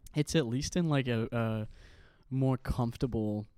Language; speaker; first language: English; native; English